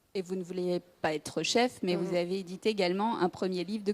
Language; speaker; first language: French; native; French